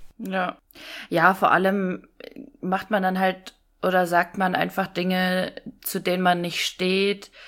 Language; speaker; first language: German; early bilingual, other home language; Polish